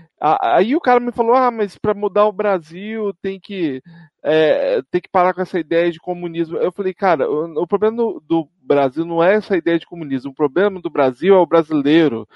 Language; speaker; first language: Portuguese; native; Portuguese